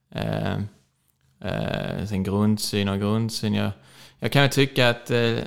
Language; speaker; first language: Swedish; native; Swedish